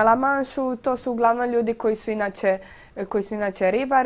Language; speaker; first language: Croatian; native; Croatian